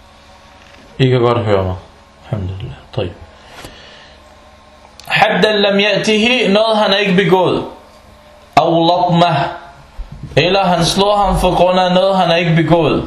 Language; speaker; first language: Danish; non-native, fluent; Arabic